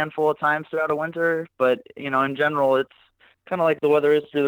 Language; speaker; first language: English; native; English